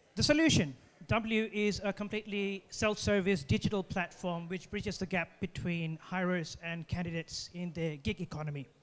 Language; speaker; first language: English; non-native, fluent; Portuguese